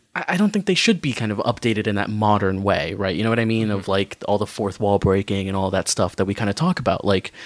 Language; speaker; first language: English; native; English